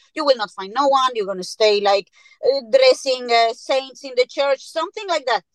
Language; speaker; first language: English; non-native, fluent; Spanish